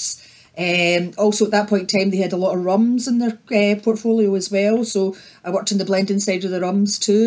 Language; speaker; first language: English; native; English